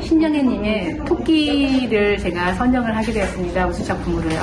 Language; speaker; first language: Korean; native; Korean